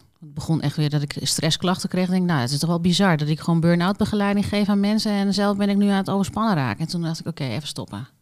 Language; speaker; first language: Dutch; native; Dutch